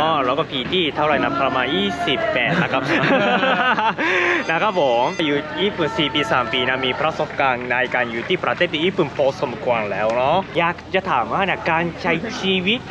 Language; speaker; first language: Thai; non-native, fluent; Japanese